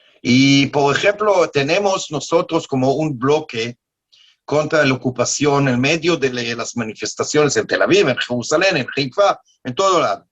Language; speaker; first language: Spanish; non-native, learner; Hebrew